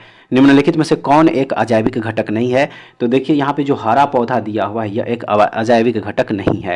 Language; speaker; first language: Hindi; native; Hindi